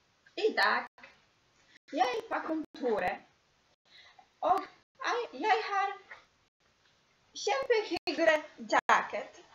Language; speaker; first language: Norwegian; non-native, learner; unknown